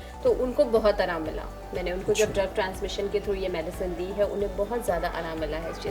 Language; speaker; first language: Hindi; native; Hindi